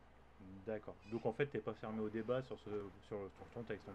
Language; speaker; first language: French; native; French